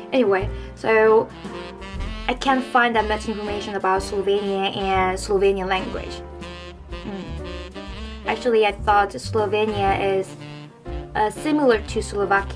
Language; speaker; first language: English; non-native, fluent; Korean